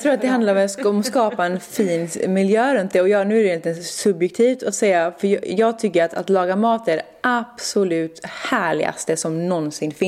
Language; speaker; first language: Swedish; native; Swedish